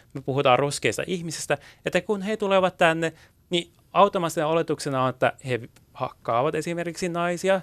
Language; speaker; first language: Finnish; early bilingual, other home language; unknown